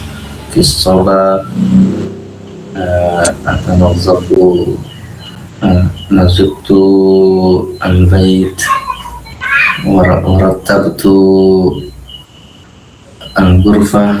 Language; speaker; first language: Arabic; non-native, learner; Indonesian